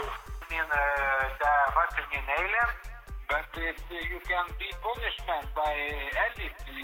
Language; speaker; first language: English; non-native, learner; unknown